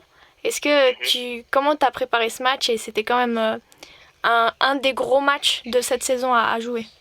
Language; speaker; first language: French; native; French